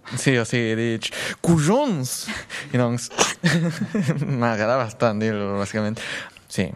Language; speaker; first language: Catalan; early bilingual, other home language; Chinese